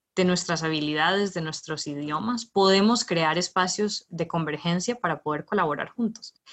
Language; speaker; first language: Spanish; native; Spanish